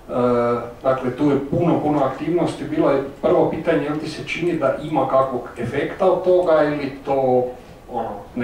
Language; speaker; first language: Croatian; native; Croatian